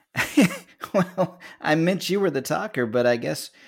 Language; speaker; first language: English; native; English